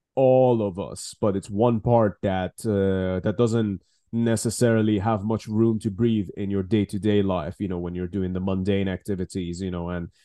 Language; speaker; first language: English; non-native, fluent; Persian